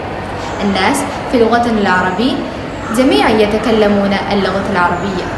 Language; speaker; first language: Arabic; non-native, learner; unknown